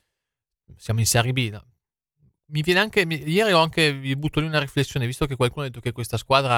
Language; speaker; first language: Italian; native; Italian